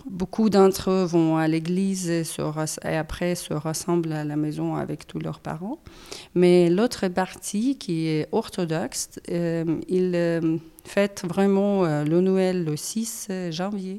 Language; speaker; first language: French; non-native, fluent; Ukrainian